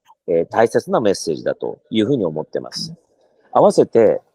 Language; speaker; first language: Japanese; native; Japanese